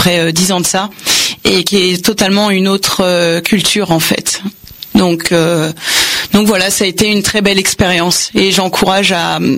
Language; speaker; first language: French; native; French